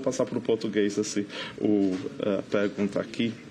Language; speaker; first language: Portuguese; non-native, fluent; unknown